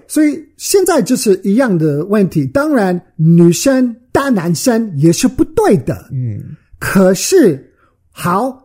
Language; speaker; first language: Chinese; early bilingual, heritage; Chinese